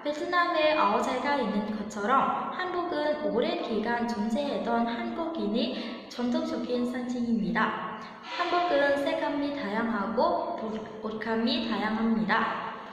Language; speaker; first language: Korean; non-native, fluent; Vietnamese